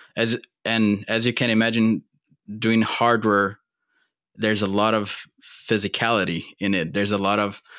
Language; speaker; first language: English; non-native, fluent; Portuguese